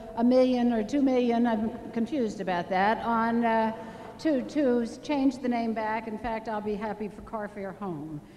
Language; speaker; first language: English; native; English